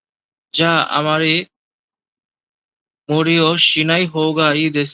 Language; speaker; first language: Japanese; non-native, learner; Bangla